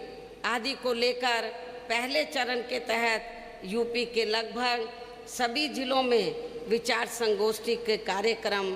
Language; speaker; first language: Hindi; native; Hindi